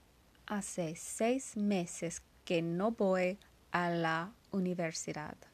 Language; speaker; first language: Spanish; non-native, learner; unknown